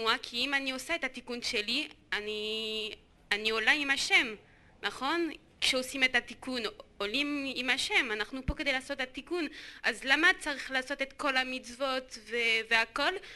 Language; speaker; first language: Hebrew; non-native, learner; French